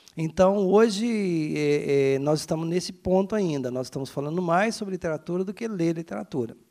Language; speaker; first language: Portuguese; native; Portuguese